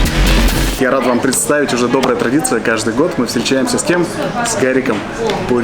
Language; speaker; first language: Russian; native; Russian